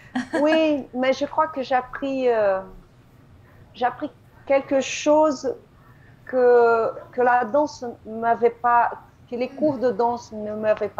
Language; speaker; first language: French; non-native, fluent; Portuguese